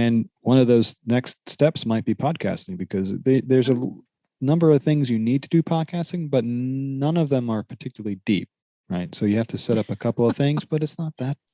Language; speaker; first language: English; native; English